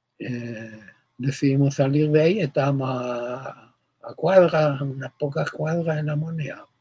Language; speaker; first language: Spanish; early bilingual, other home language; German